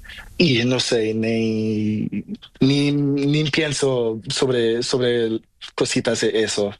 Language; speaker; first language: Spanish; non-native, learner; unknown